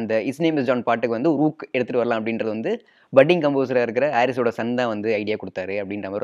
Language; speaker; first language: Tamil; native; Tamil